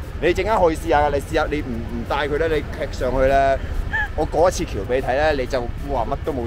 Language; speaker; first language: Cantonese; native; Cantonese